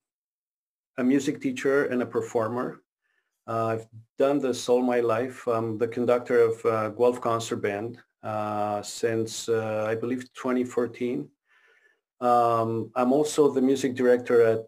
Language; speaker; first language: English; non-native, fluent; Romanian